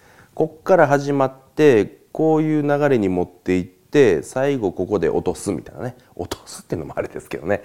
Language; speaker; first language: Japanese; native; Japanese